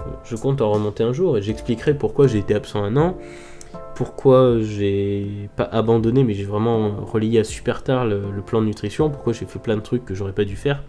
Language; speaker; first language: French; native; French